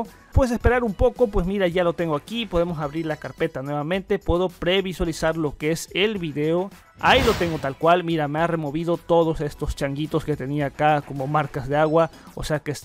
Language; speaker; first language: Spanish; native; Spanish